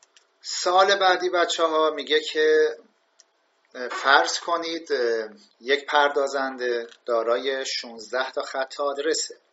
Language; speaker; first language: Persian; native; Persian